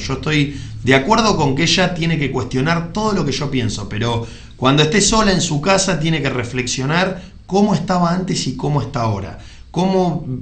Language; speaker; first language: Spanish; native; Spanish